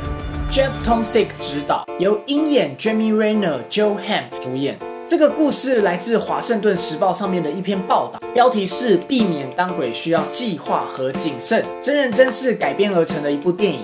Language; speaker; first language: Chinese; native; Chinese